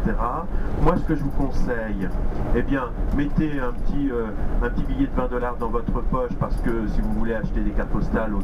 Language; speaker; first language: French; native; French